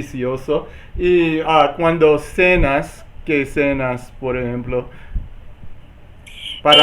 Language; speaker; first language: Spanish; non-native, learner; English